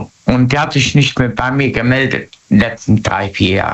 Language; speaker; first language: German; native; German